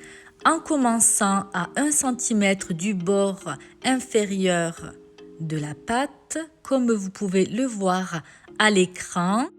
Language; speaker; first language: French; native; French